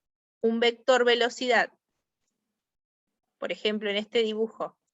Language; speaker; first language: Spanish; native; Spanish